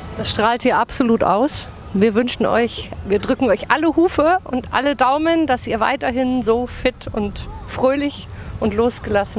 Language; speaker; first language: German; native; German